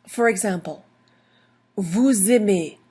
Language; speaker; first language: French; non-native, fluent; English